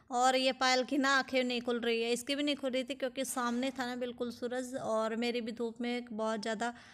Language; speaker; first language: Hindi; native; Hindi